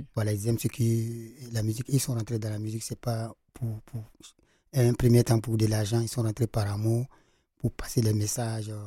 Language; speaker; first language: French; non-native, local second language; Fula